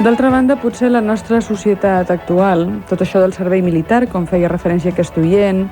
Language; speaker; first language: Catalan; native; Catalan